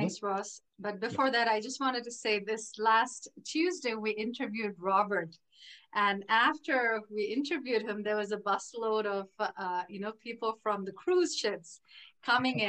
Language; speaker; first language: English; non-native, local second language; Tamil